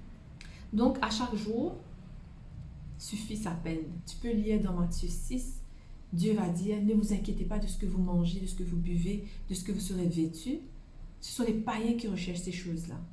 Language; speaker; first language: French; native; French